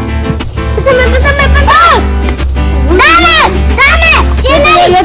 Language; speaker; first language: Spanish; native; Spanish